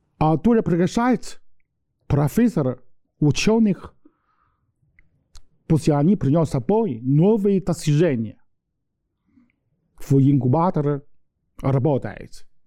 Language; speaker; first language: Russian; non-native, learner; Chinese